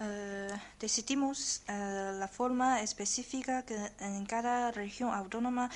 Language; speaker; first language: Spanish; non-native, learner; Chinese